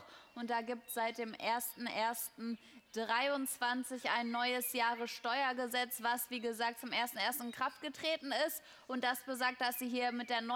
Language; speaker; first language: German; native; German